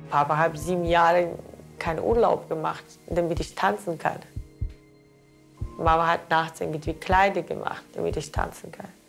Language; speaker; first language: German; non-native, fluent; Russian